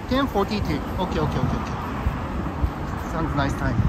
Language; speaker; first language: English; non-native, learner; Japanese